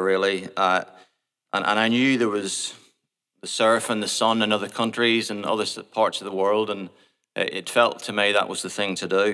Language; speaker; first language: English; native; English